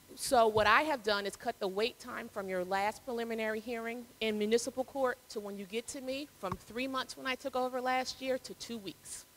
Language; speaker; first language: English; native; English